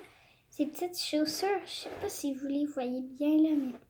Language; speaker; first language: French; native; French